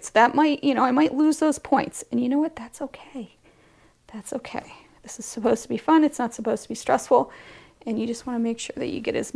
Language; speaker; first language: English; native; English